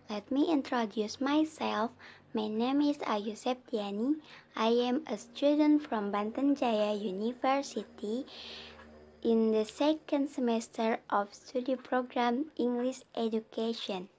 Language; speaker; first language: English; non-native, learner; Indonesian